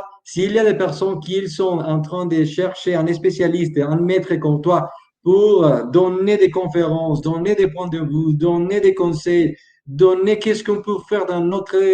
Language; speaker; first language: French; non-native, learner; Spanish